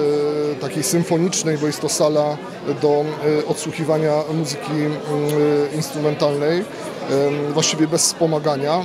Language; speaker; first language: Polish; native; Polish